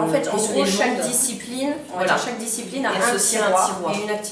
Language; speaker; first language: French; native; French